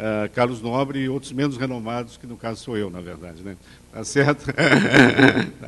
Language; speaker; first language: Portuguese; native; Portuguese